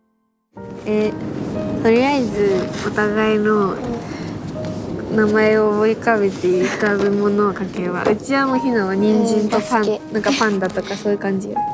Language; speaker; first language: Japanese; native; Japanese